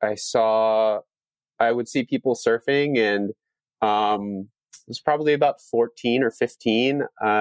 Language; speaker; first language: English; native; English